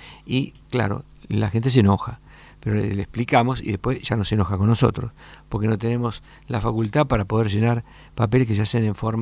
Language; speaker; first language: Spanish; native; Spanish